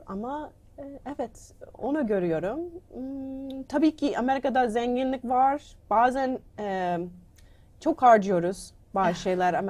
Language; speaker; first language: Turkish; non-native, learner; English